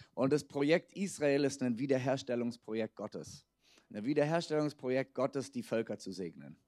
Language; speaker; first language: German; native; German